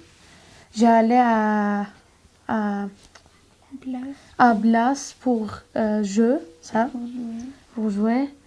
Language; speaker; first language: French; non-native, learner; Armenian